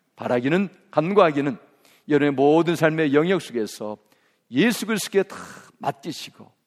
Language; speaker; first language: Korean; native; Korean